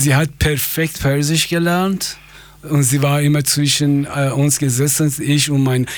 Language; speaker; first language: German; non-native, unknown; Persian